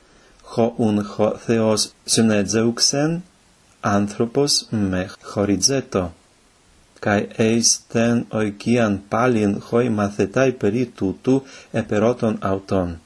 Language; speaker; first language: Greek; non-native, fluent; Ukrainian